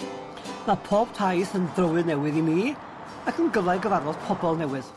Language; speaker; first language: Welsh; native; Welsh